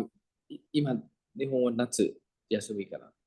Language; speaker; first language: Japanese; non-native, fluent; Thai